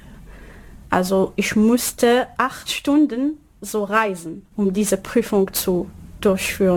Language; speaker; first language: German; non-native, learner; Arabic